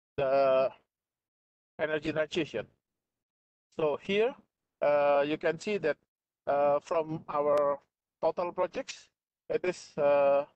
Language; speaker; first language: English; non-native, fluent; Indonesian